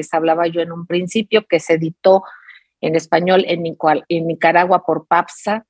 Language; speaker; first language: Spanish; native; Spanish